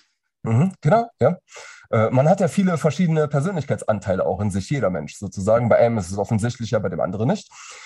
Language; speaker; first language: German; native; German